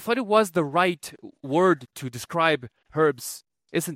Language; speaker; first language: English; non-native, fluent; Spanish